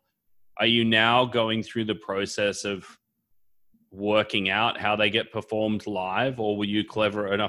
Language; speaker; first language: English; native; English